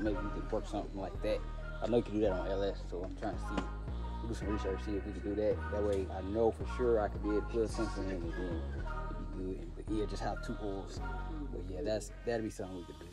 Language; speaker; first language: English; native; English